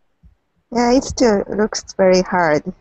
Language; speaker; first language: English; non-native, learner; Japanese